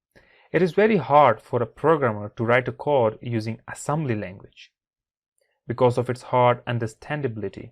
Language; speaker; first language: English; non-native, fluent; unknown